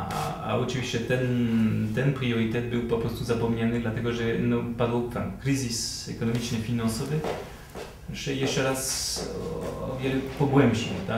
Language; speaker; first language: Polish; non-native, fluent; French